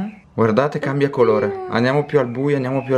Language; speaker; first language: Italian; native; Italian